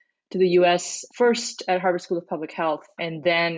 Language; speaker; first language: English; non-native, local second language; Hindi